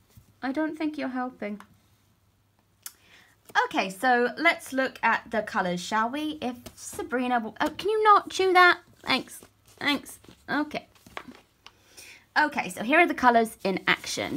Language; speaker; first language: English; native; English